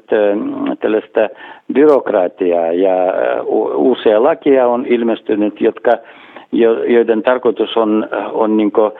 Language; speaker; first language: Finnish; non-native, fluent; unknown